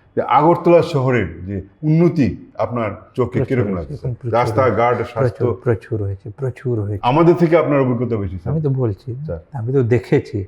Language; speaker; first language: Bangla; non-native, local second language; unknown